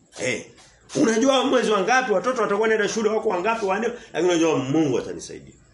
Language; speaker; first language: Swahili; native; Swahili